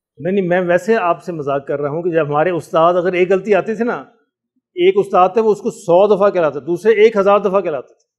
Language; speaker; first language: Urdu; native; Urdu